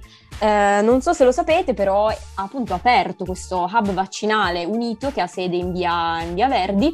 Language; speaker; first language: Italian; native; Italian